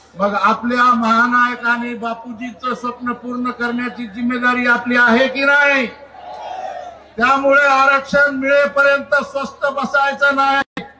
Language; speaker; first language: Marathi; non-native, local second language; Lambadi